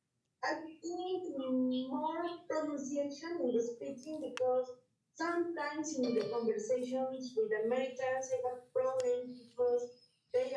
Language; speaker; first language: English; non-native, learner; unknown